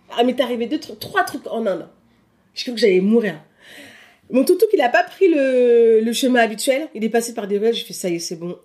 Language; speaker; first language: French; early bilingual, other home language; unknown